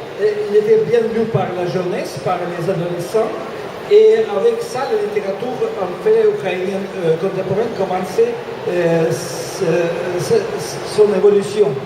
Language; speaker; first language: French; non-native, fluent; Russian